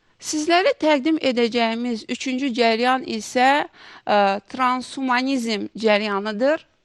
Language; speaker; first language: Azerbaijani; native; Azerbaijani